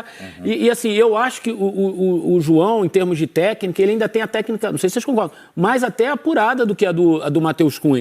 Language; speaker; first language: Portuguese; native; Portuguese